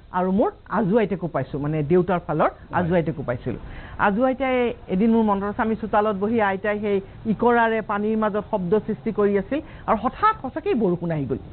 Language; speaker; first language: Assamese; native; Assamese